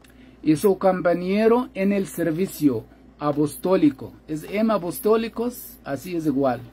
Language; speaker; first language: Spanish; non-native, fluent; Arabic